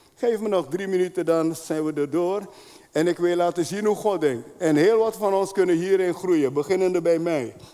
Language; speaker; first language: Dutch; non-native, fluent; Spanish